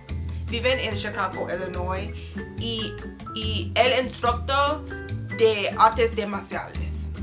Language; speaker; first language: Spanish; non-native, learner; English